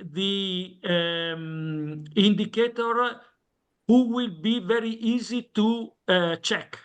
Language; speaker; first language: English; non-native, learner; Italian